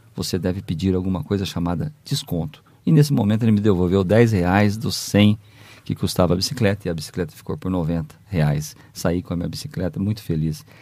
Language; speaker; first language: Portuguese; native; Portuguese